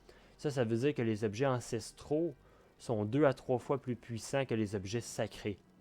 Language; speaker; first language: French; native; French